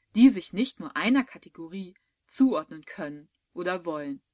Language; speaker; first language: German; native; German